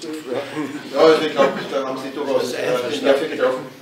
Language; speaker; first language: German; native; German